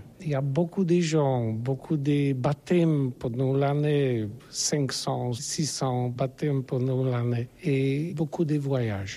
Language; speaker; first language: French; non-native, learner; Polish